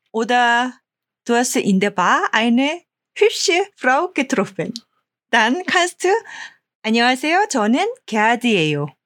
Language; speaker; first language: German; non-native, fluent; Korean